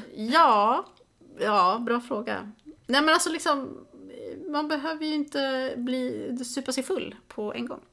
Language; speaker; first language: Swedish; native; Swedish